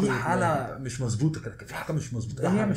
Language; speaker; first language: Arabic; native; Arabic